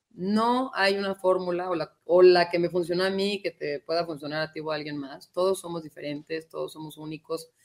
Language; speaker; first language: Spanish; native; Spanish